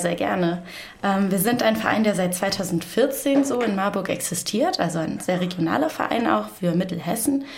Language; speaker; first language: German; native; German